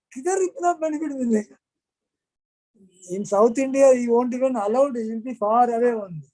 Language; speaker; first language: English; non-native, local second language; Hindi